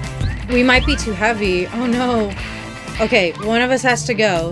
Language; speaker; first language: English; native; English